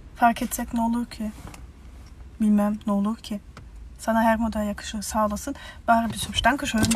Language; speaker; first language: Turkish; early bilingual, heritage; Turkish